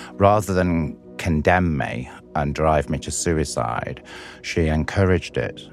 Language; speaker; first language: English; native; English